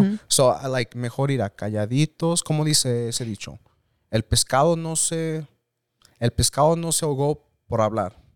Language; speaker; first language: Spanish; early bilingual, heritage; Spanish